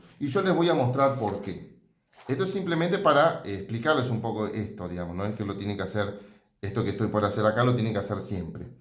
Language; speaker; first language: Spanish; native; Spanish